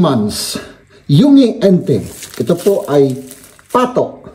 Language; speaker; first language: Filipino; native; Filipino